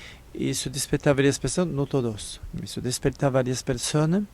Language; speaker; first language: Spanish; non-native, learner; French